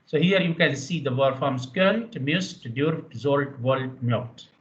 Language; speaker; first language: German; non-native, learner; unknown